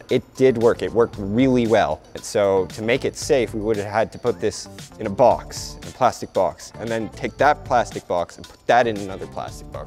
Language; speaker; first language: English; native; English